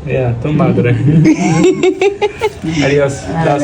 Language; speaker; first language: Spanish; non-native, learner; Malayalam